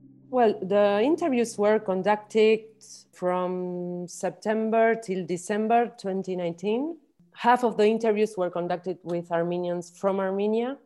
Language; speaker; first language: English; non-native, fluent; Spanish